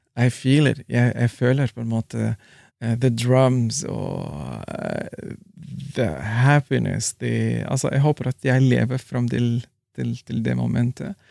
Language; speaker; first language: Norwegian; non-native, fluent; Arabic